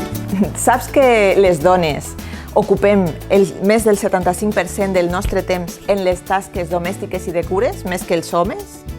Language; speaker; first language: Catalan; native; Catalan